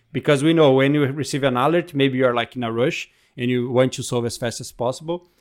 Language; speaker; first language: English; non-native, fluent; Portuguese